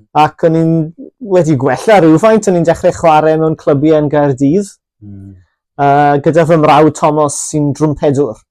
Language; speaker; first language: Welsh; native; Welsh